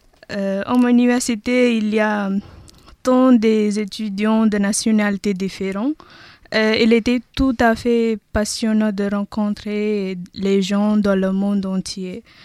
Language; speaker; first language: French; non-native, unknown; Tamil